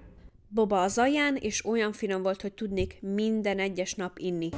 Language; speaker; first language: Hungarian; early bilingual, heritage; Hungarian